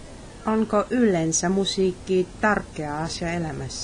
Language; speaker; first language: Finnish; non-native, fluent; Polish